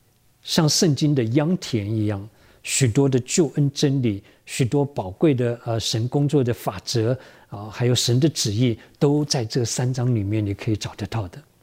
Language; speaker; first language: Chinese; native; Chinese